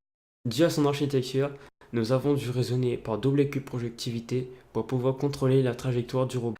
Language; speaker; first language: French; native; French